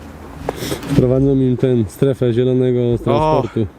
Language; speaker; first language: Polish; native; Polish